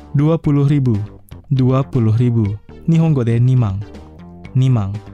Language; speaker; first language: Japanese; non-native, fluent; Indonesian